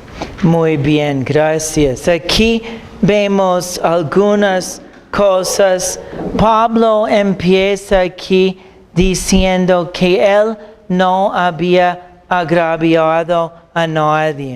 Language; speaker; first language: Spanish; non-native, fluent; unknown